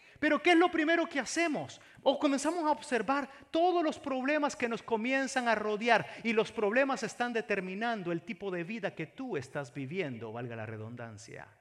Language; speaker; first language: Spanish; native; Spanish